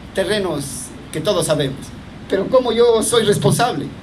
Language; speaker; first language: Spanish; native; Spanish